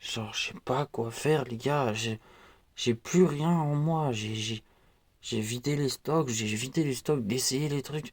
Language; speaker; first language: French; native; French